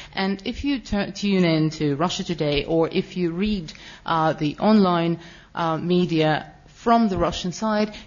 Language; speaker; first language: English; non-native, fluent; Russian